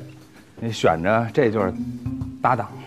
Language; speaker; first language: Chinese; native; Chinese